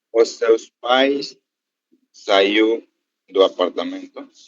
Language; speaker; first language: Portuguese; non-native, learner; Spanish